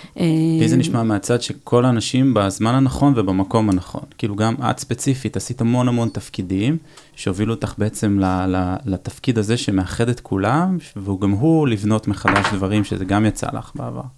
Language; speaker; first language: Hebrew; native; Hebrew